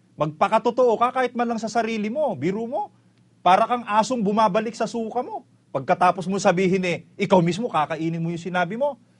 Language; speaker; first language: Filipino; native; Filipino